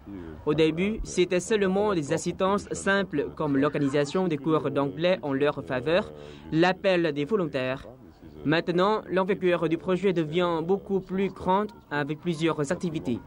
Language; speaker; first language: French; non-native, fluent; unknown